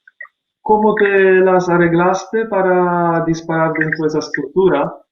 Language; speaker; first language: Spanish; non-native, fluent; Italian